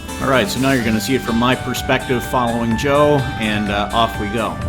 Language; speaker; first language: English; native; English